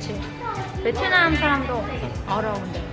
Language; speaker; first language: Korean; non-native, learner; Vietnamese